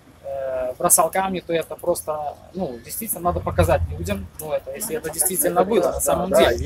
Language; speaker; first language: Russian; native; Russian